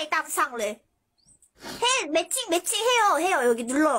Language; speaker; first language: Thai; early bilingual, other home language; Korean